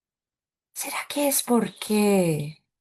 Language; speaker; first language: Spanish; non-native, fluent; Portuguese